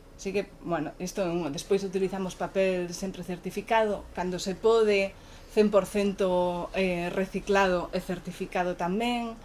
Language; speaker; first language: Galician; non-native, local second language; Spanish